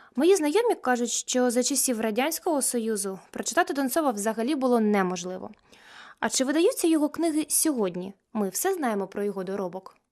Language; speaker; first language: Ukrainian; native; Ukrainian